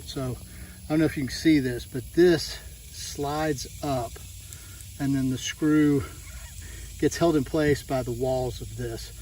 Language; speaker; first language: English; native; English